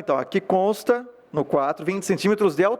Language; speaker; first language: Portuguese; native; Portuguese